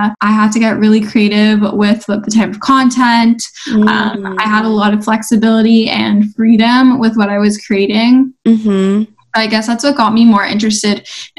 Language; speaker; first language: English; native; English